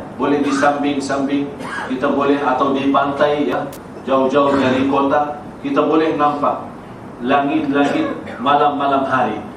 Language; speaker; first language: Malay; non-native, fluent; Arabic